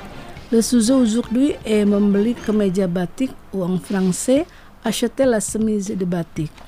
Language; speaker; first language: French; non-native, fluent; Indonesian